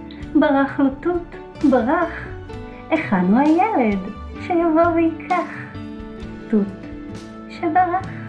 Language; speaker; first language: Hebrew; native; Hebrew